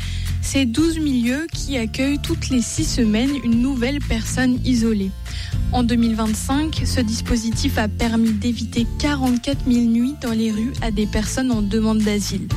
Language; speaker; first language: French; native; French